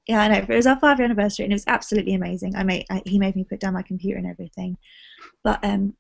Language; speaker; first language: English; native; English